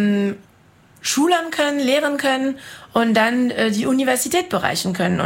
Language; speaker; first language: German; non-native, fluent; French